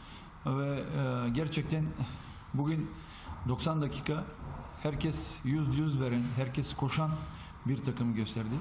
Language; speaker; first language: Turkish; non-native, fluent; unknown